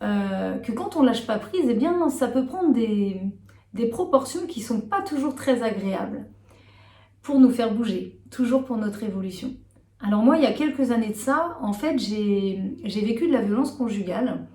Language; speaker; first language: French; native; French